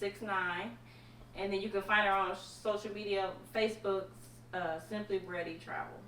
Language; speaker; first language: English; native; English